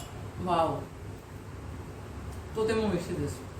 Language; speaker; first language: Japanese; non-native, fluent; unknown